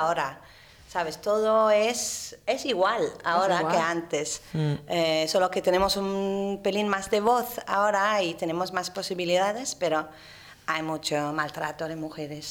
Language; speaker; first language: Spanish; non-native, fluent; English